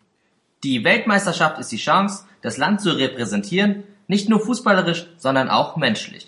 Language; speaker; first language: German; native; German